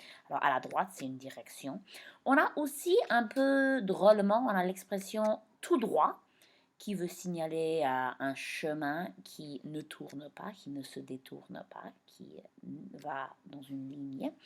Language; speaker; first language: French; non-native, fluent; English